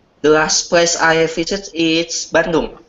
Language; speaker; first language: English; non-native, learner; Indonesian